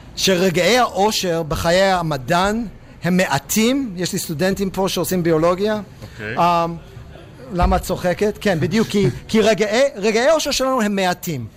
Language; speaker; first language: Hebrew; non-native, fluent; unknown